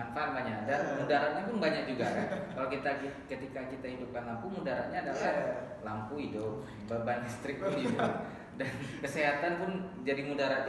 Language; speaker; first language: Indonesian; native; Indonesian